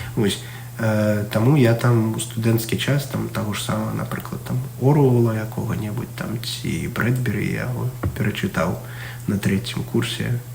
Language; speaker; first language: Belarusian; non-native, local second language; Russian